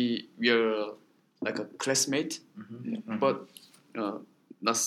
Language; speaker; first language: English; non-native, learner; Korean